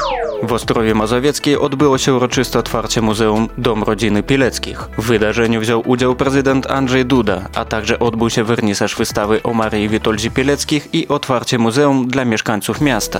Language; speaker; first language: Polish; native; Polish